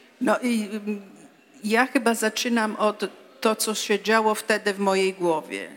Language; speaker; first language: Polish; non-native, fluent; Italian